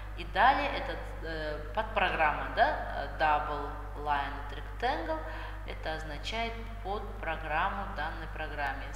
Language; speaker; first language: Russian; non-native, local second language; Kazakh